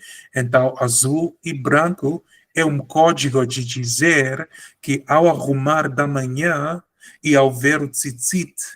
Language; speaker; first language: Portuguese; non-native, fluent; Spanish